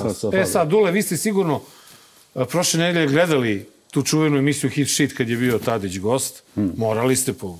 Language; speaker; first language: Serbian; native; Serbian